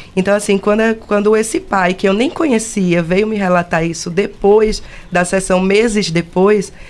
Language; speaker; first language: Portuguese; native; Portuguese